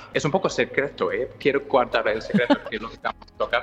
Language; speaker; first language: Spanish; non-native, fluent; English